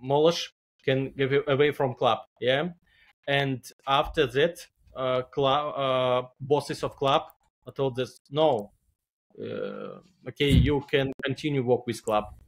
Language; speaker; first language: English; non-native, learner; Belarusian